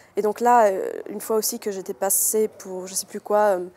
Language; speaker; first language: French; native; French